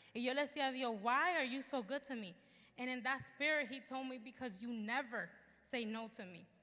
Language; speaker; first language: English; early bilingual, other home language; Spanish